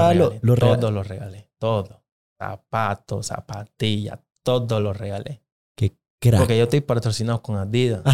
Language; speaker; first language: Spanish; non-native, local second language; Jamaican Creole English